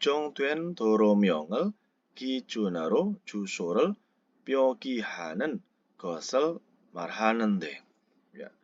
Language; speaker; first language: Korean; non-native, fluent; Indonesian